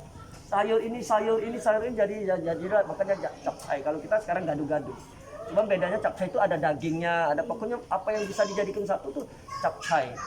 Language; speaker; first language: Indonesian; native; Indonesian